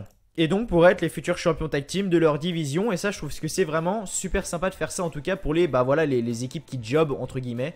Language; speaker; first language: French; native; French